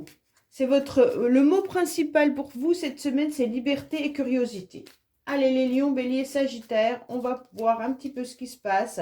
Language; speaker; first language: French; native; French